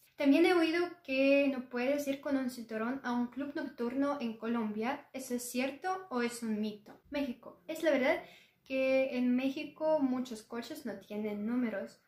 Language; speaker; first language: Spanish; non-native, learner; Russian